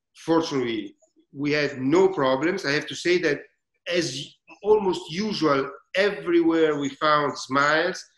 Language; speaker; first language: English; non-native, learner; Italian